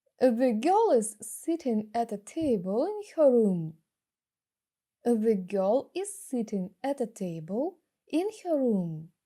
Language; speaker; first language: English; non-native, fluent; Ukrainian